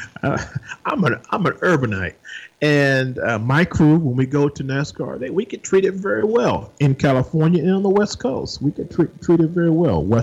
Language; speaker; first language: English; native; English